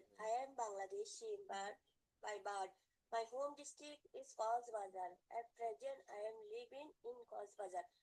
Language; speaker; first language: English; non-native, learner; Bangla